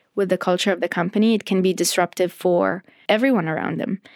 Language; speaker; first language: English; non-native, fluent; Arabic